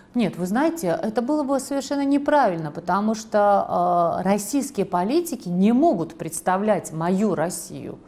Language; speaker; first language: Russian; non-native, local second language; Georgian